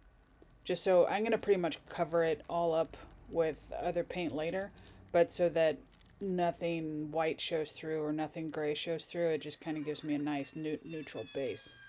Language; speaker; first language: English; native; English